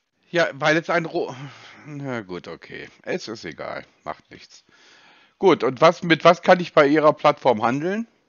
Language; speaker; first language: German; native; German